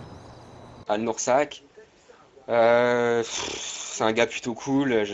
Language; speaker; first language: French; native; French